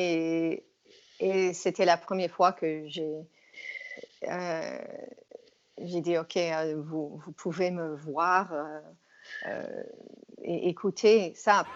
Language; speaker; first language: French; non-native, fluent; English